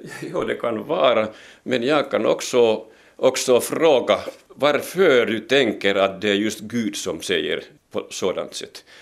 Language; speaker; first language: Swedish; non-native, local second language; Finnish